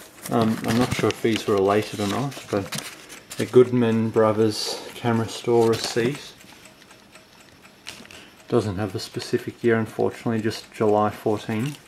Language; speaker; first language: English; native; English